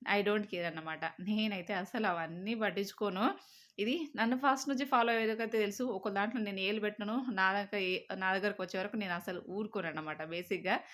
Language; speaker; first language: Telugu; native; Telugu